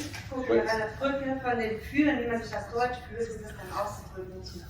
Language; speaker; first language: German; non-native, fluent; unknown